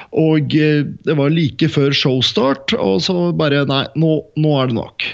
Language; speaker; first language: Norwegian; native; Norwegian